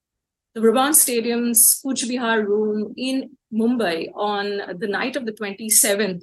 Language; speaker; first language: English; non-native, local second language; Bangla